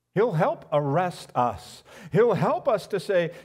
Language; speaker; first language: English; native; English